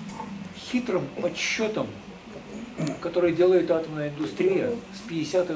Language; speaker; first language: Russian; native; Russian